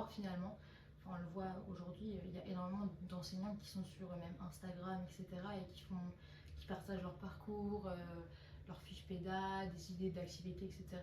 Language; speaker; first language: French; native; French